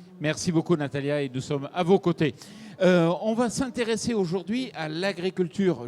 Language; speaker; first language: French; native; French